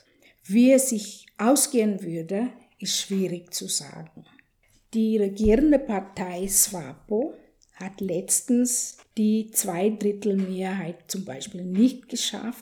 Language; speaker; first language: German; non-native, fluent; Afrikaans